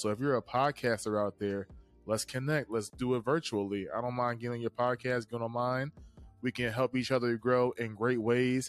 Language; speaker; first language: English; native; English